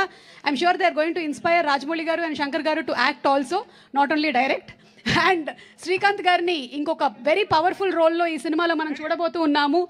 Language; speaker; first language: Telugu; native; Telugu